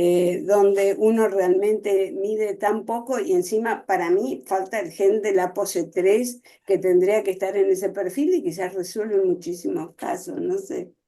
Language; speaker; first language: Spanish; native; Spanish